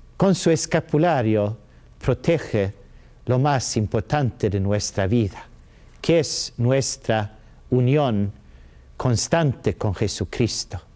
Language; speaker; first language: Spanish; non-native, learner; Swedish